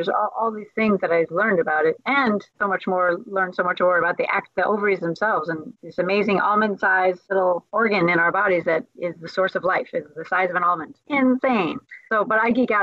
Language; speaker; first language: English; native; English